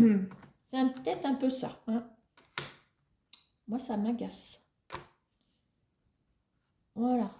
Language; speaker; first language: French; native; French